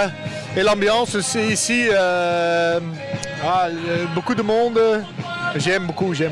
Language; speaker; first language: French; non-native, local second language; Dutch